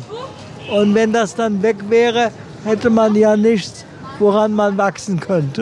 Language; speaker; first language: German; native; German